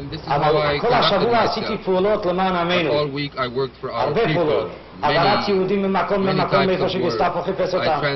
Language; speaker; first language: Hebrew; non-native, fluent; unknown